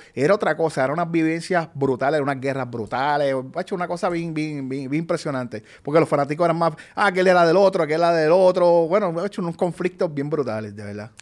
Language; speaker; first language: Spanish; native; Spanish